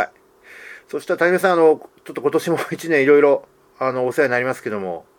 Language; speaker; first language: Japanese; native; Japanese